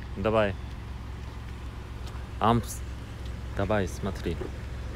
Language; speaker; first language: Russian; non-native, learner; Korean